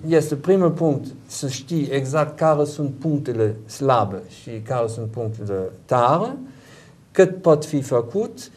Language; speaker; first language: Romanian; non-native, learner; German